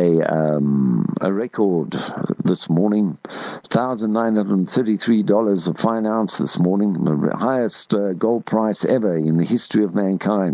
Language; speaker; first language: English; native; English